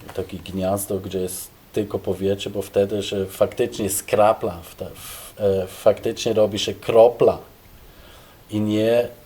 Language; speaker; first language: Polish; non-native, fluent; German